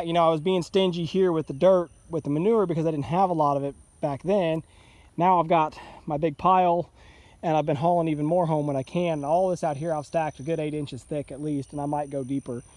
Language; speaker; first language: English; native; English